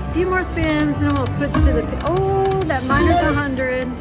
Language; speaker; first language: English; native; English